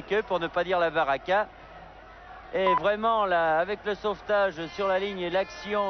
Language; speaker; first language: French; native; French